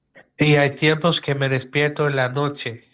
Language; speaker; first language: Spanish; non-native, fluent; Dutch